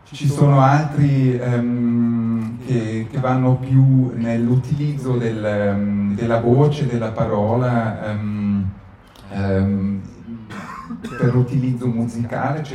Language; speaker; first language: Italian; native; Italian